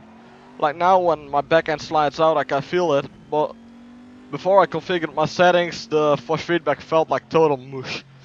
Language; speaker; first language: English; non-native, fluent; Dutch